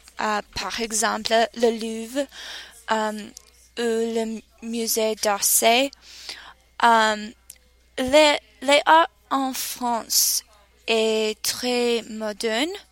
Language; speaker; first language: French; non-native, learner; English